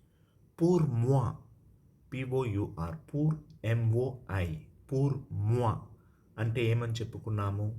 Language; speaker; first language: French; non-native, fluent; Telugu